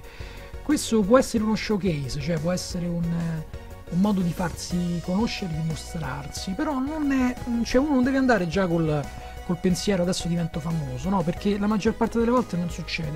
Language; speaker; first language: Italian; native; Italian